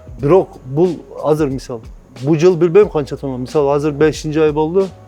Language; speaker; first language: Kyrgyz; non-native, learner; Turkish